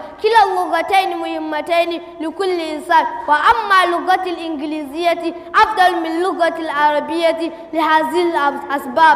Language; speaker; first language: Arabic; non-native, learner; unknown